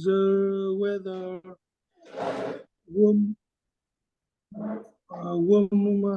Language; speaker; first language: English; non-native, learner; Vietnamese